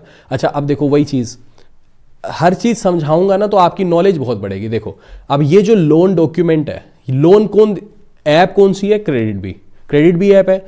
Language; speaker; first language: Hindi; native; Hindi